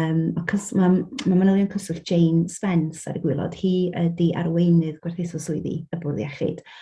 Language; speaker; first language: Welsh; native; Welsh